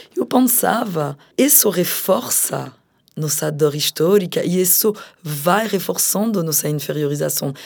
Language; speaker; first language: Portuguese; non-native, fluent; French